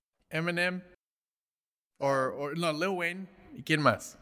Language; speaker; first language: Spanish; early bilingual, heritage; Spanish